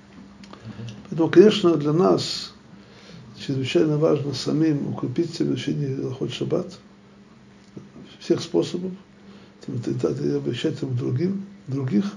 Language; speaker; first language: Russian; native; Russian